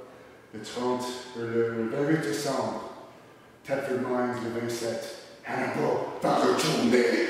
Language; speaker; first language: French; non-native, learner; English